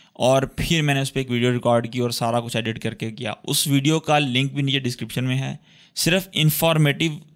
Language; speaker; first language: Urdu; native; Urdu